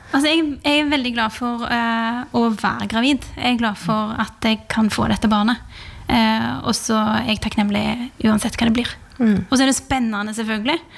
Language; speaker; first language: Norwegian; early bilingual, other home language; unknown